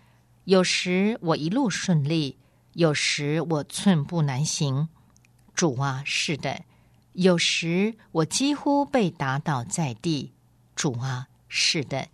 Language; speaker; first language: Chinese; native; Chinese